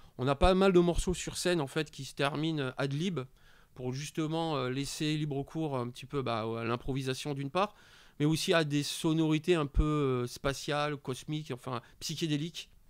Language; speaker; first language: French; native; French